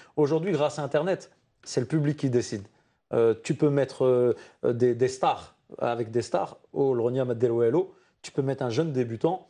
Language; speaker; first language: French; non-native, local second language; Arabic